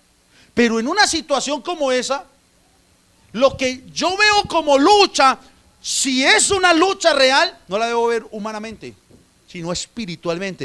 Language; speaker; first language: Spanish; native; Spanish